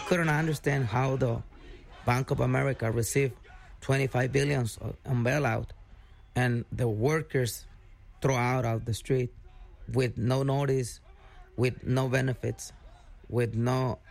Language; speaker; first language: English; non-native, learner; Spanish